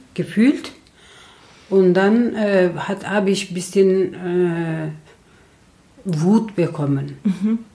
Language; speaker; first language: German; non-native, learner; Kurdish